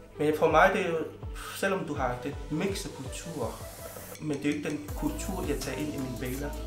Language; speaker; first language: Danish; early bilingual, other home language; Vietnamese